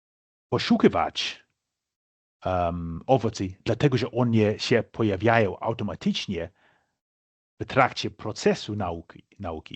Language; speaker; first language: Polish; non-native, fluent; English